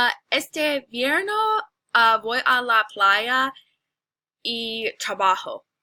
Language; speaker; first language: Spanish; non-native, learner; English